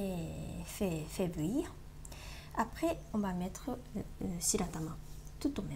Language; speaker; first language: French; non-native, learner; Japanese